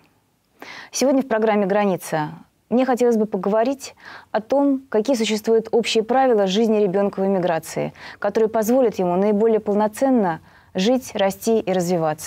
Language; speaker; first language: Russian; native; Russian